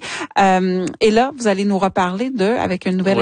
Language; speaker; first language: French; native; French